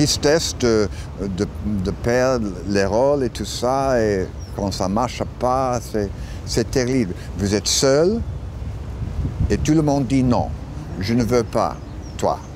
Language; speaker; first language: French; non-native, learner; English